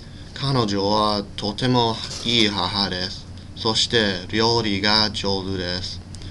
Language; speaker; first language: Japanese; non-native, learner; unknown